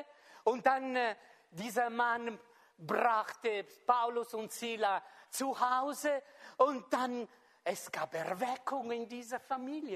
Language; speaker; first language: German; non-native, fluent; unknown